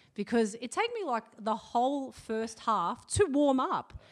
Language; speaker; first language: English; native; English